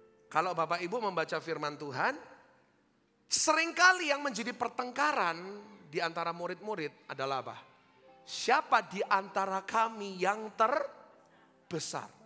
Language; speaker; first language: Indonesian; native; Indonesian